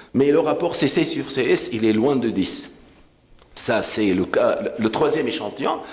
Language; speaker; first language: French; non-native, local second language; Arabic